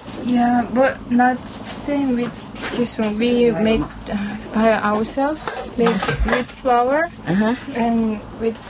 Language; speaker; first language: English; non-native, learner; Korean